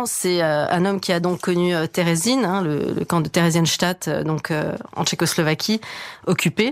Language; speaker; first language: French; native; French